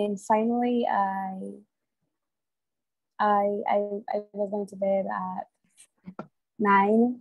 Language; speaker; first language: English; non-native, learner; Spanish